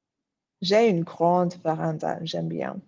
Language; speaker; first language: French; non-native, fluent; English